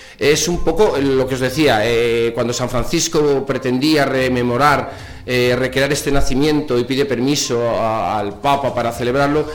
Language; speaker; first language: Spanish; native; Spanish